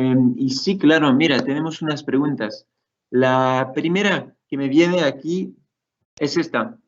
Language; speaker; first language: Spanish; non-native, fluent; Portuguese